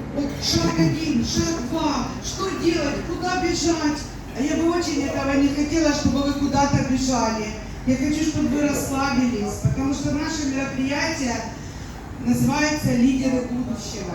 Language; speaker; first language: Russian; native; Russian